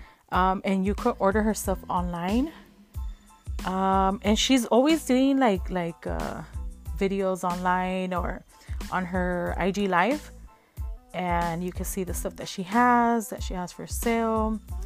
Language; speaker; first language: English; early bilingual, other home language; Spanish